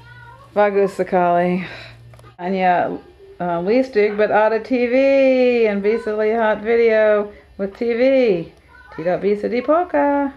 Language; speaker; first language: Indonesian; non-native, learner; English